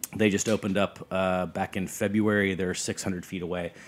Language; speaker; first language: English; native; English